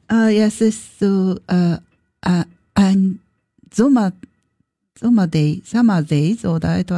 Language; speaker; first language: German; non-native, learner; Japanese